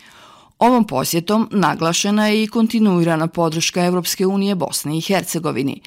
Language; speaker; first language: Serbian; native; Serbian